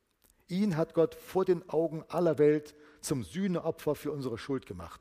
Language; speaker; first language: German; native; German